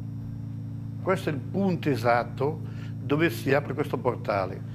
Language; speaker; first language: Italian; native; Italian